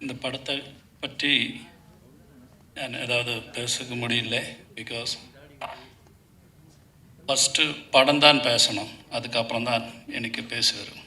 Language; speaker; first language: Tamil; non-native, learner; Malayalam